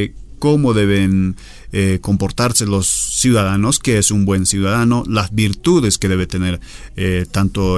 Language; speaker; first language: Spanish; native; Spanish